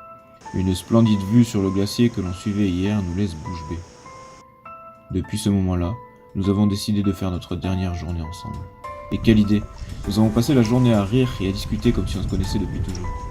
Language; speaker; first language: French; native; French